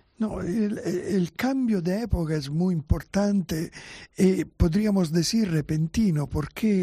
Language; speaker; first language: Spanish; non-native, fluent; Italian